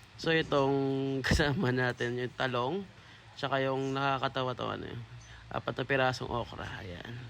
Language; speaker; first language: Filipino; non-native, local second language; Pampanga